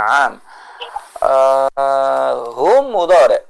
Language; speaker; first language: Arabic; non-native, fluent; Indonesian